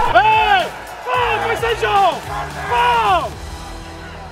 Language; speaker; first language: Polish; native; Polish